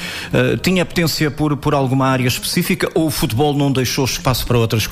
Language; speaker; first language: Portuguese; native; Portuguese